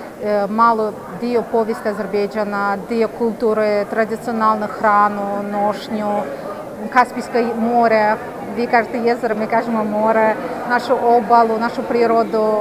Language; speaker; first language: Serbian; non-native, fluent; Azerbaijani